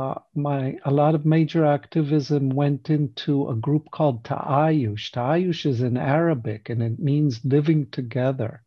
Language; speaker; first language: English; non-native, fluent; Hebrew